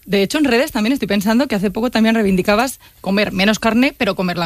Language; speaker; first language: Spanish; native; Spanish